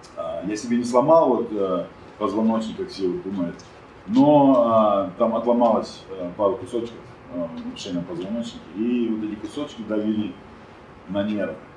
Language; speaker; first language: Russian; non-native, fluent; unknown